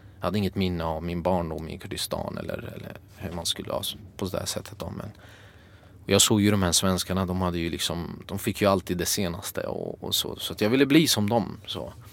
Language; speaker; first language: Swedish; early bilingual, other home language; Kurdish